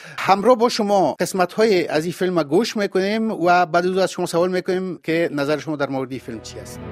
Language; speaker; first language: Persian; native; Persian